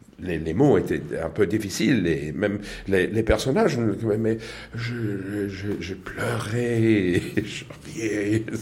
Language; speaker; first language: French; non-native, learner; English